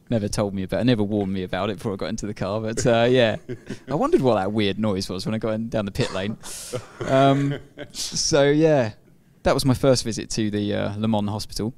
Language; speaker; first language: English; native; English